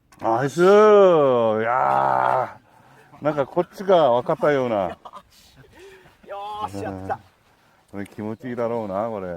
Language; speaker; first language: Japanese; non-native, fluent; Korean